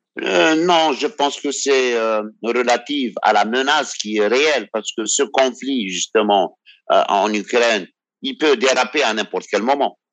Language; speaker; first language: French; non-native, local second language; Arabic